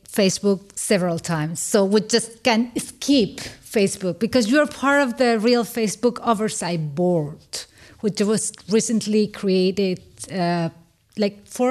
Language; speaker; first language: English; non-native, fluent; Spanish